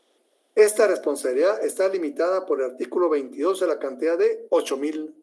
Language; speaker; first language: Spanish; native; Spanish